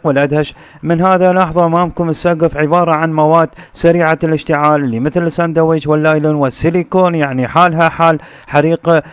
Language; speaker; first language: Arabic; native; Arabic